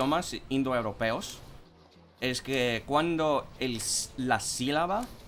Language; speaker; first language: Spanish; non-native, fluent; English